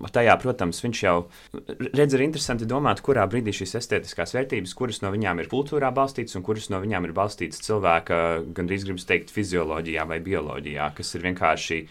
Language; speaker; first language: Latvian; native; Latvian